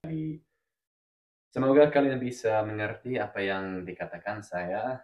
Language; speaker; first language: Indonesian; non-native, fluent; English